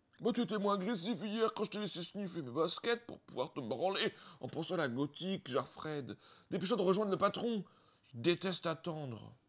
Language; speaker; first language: French; native; French